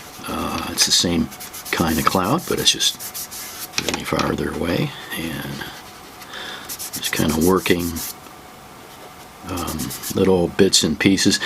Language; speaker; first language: English; native; English